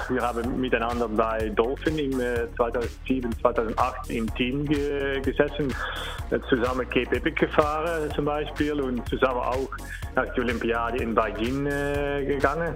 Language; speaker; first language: German; non-native, learner; Dutch